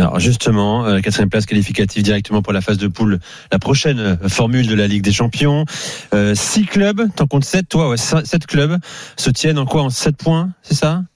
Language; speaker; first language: French; native; French